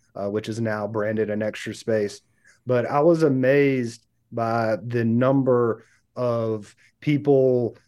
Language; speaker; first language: English; native; English